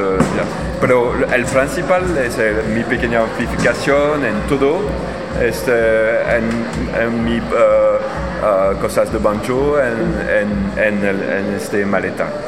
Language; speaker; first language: Spanish; non-native, learner; French